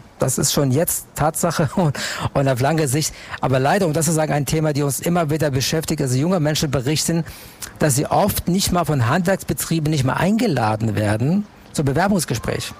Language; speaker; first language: German; non-native, fluent; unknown